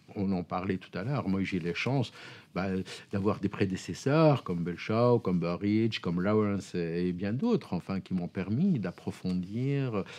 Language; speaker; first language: French; non-native, local second language; Arabic